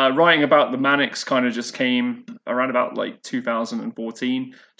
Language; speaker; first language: English; native; English